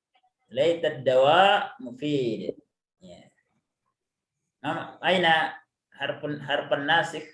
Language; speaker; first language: Arabic; non-native, fluent; Indonesian